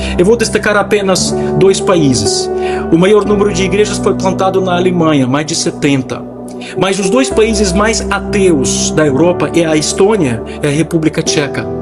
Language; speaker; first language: Portuguese; non-native, fluent; Ukrainian